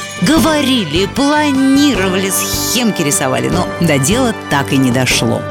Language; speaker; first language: Russian; native; Russian